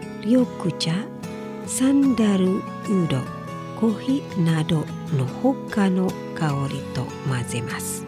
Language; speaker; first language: Japanese; non-native, fluent; Indonesian